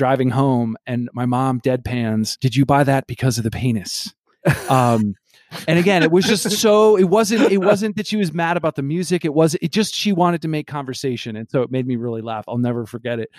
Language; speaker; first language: English; native; English